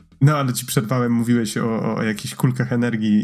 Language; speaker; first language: Polish; native; Polish